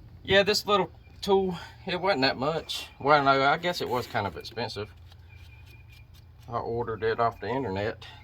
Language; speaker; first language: English; native; English